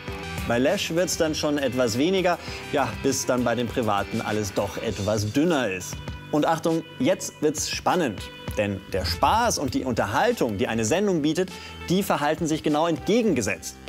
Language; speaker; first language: German; native; German